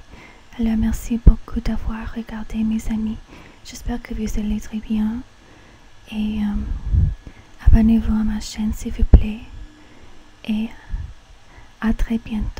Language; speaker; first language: French; non-native, learner; English